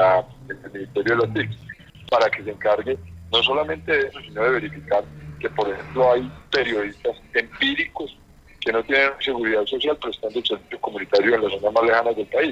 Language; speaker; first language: Spanish; native; Spanish